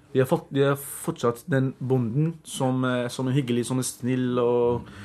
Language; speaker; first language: Norwegian; early bilingual, other home language; Arabic